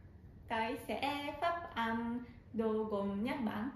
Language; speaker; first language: Vietnamese; non-native, learner; Japanese